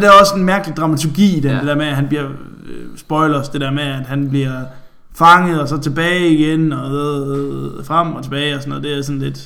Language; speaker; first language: Danish; native; Danish